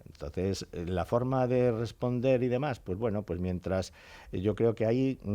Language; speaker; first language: Spanish; native; Spanish